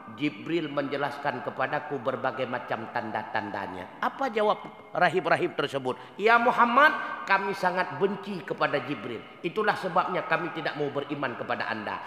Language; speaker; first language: Malay; non-native, local second language; Achinese